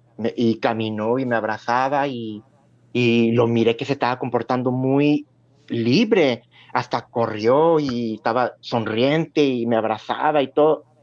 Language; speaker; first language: Spanish; early bilingual, heritage; Spanish